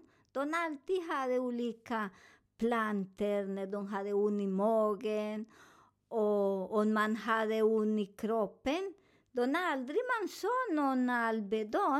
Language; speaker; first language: Swedish; non-native, learner; Spanish